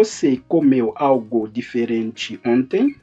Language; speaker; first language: Portuguese; non-native, fluent; Haitian Creole